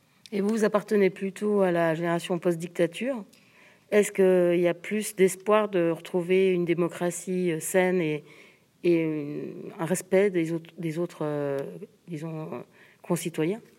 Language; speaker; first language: French; native; French